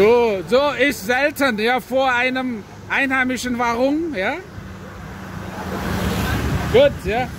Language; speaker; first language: German; non-native, fluent; Indonesian